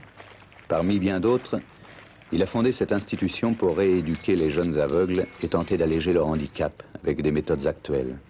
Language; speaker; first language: French; native; French